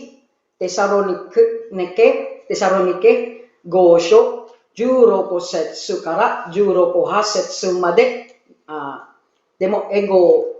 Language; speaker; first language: Japanese; non-native, learner; Filipino